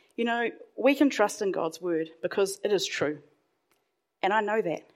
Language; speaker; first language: English; native; English